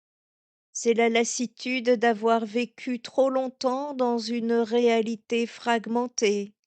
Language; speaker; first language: French; native; French